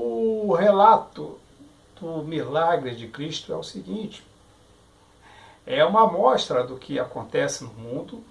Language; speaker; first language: Portuguese; native; Portuguese